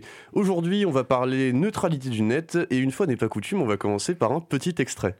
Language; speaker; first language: French; native; French